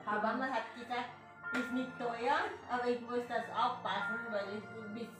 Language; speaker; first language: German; non-native, learner; Filipino